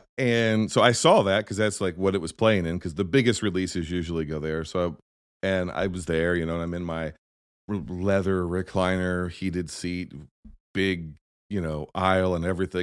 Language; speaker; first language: English; native; English